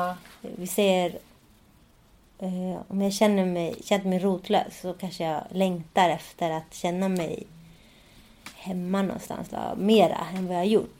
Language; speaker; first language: Swedish; early bilingual, other home language; Spanish